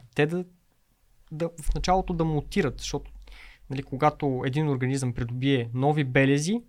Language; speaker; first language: Bulgarian; native; Bulgarian